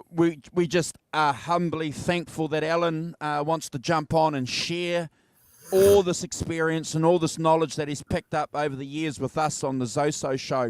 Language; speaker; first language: English; native; English